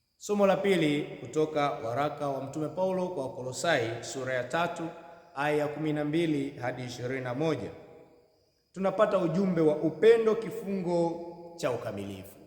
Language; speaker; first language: Swahili; native; Swahili